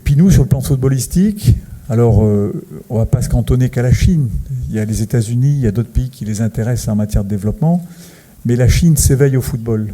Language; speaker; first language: French; native; French